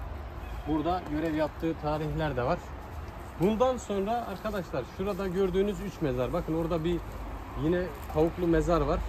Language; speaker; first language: Turkish; native; Turkish